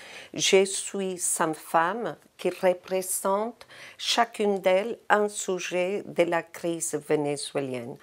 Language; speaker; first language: French; non-native, fluent; Spanish